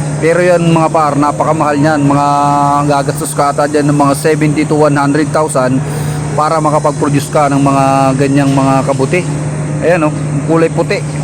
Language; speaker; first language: Filipino; non-native, local second language; Iloko